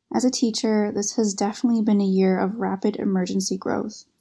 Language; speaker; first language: English; native; English